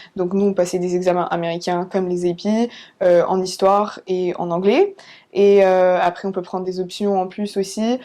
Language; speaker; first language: French; early bilingual, other home language; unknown